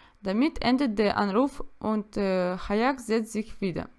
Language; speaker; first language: German; non-native, learner; Russian